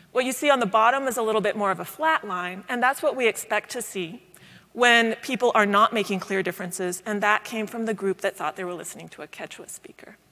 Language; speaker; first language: English; native; English